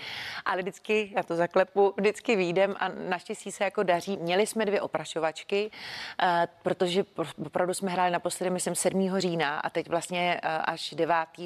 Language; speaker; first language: Czech; native; Czech